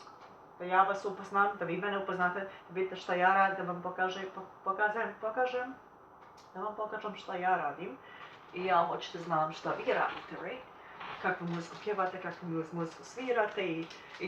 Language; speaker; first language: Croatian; early bilingual, heritage; Croatian